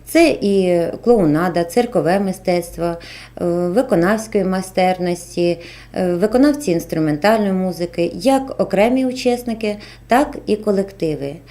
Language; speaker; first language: Ukrainian; native; Ukrainian